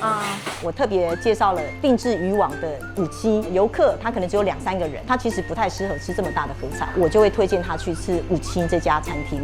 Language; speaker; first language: Chinese; native; Chinese